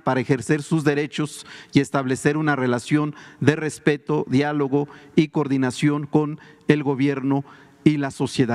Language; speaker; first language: Spanish; non-native, local second language; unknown